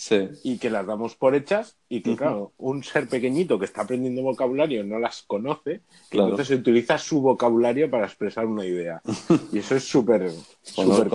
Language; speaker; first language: Spanish; native; Spanish